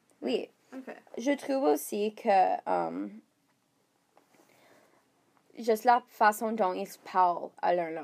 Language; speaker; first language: French; non-native, learner; English